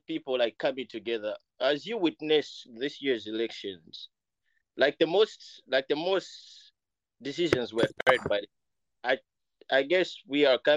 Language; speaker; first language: English; non-native, local second language; Bemba